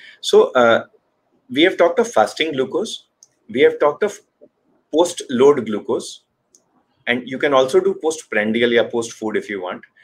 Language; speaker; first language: English; non-native, local second language; Hindi